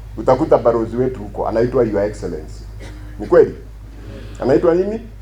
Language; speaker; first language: Swahili; non-native, local second language; Kikuyu